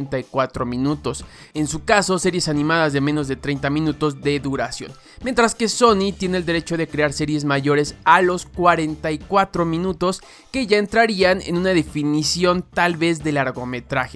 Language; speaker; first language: Spanish; native; Spanish